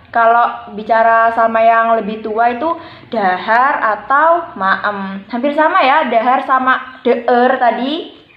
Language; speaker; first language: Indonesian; non-native, local second language; Javanese